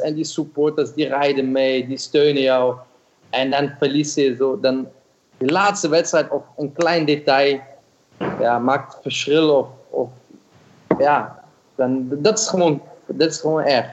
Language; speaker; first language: Dutch; non-native, fluent; German